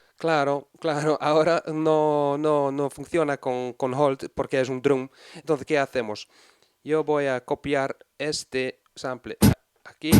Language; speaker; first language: Spanish; non-native, fluent; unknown